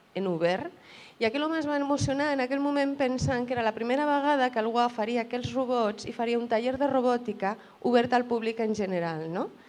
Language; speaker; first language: Catalan; native; Catalan